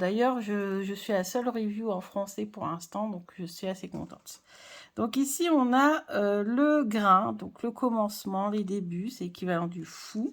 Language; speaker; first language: French; native; French